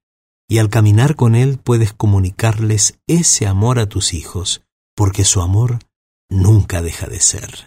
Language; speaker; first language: Spanish; native; Spanish